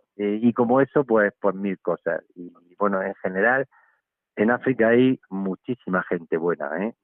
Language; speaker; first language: Spanish; native; Spanish